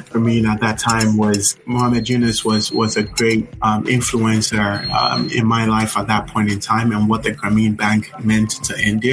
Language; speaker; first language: English; non-native, local second language; Akan